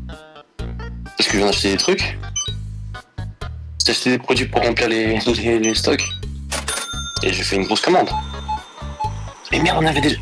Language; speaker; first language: French; native; French